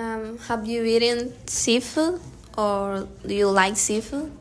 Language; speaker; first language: English; non-native, learner; Spanish